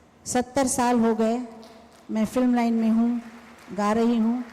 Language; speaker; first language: Hindi; non-native, local second language; Marathi